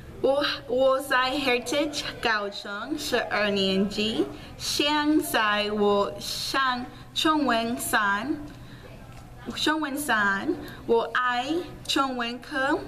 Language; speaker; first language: Chinese; non-native, learner; Spanish